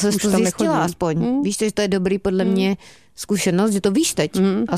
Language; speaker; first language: Czech; native; Czech